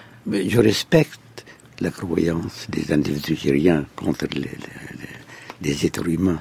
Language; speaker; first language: French; non-native, fluent; Arabic